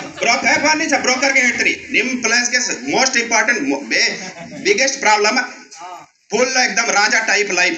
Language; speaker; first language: Kannada; non-native, learner; Hindi